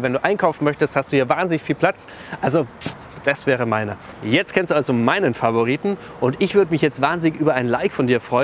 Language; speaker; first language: German; native; German